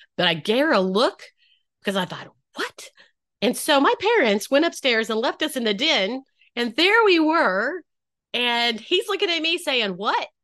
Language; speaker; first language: English; native; English